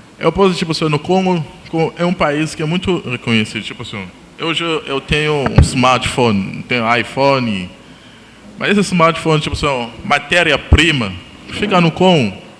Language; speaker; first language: Portuguese; non-native, fluent; Lingala